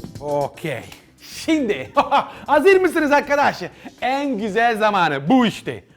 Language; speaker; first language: Turkish; non-native, learner; Italian